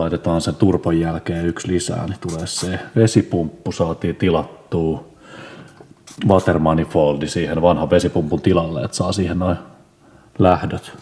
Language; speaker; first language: Finnish; native; Finnish